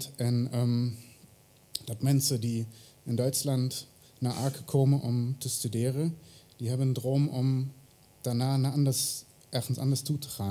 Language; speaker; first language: Dutch; non-native, fluent; German